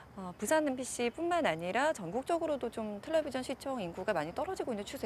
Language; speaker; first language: Korean; native; Korean